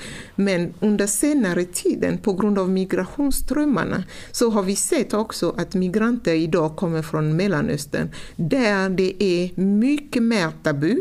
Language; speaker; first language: Swedish; non-native, fluent; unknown